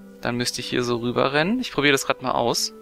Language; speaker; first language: German; native; German